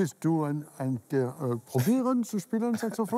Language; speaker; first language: German; non-native, learner; French